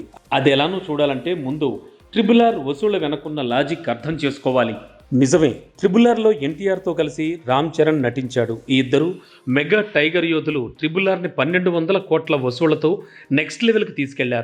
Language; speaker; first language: Telugu; native; Telugu